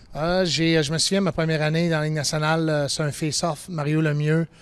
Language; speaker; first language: French; native; French